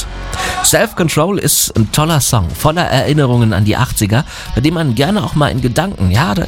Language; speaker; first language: German; native; German